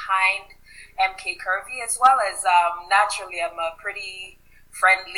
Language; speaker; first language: English; non-native, local second language; Yoruba